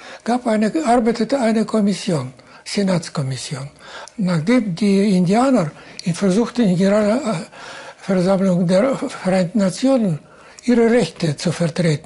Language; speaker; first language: German; non-native, fluent; Russian